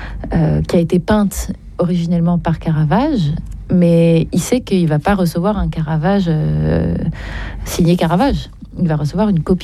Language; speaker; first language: French; native; French